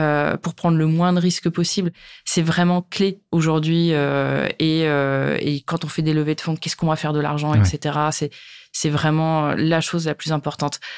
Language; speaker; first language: French; native; French